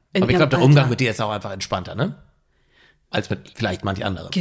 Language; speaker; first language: German; native; German